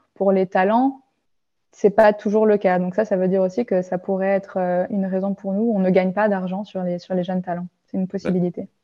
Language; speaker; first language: French; native; French